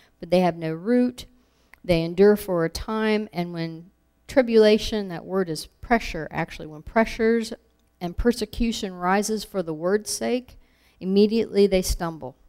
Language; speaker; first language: English; native; English